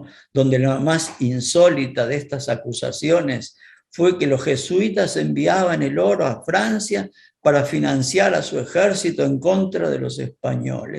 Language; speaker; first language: Spanish; native; Spanish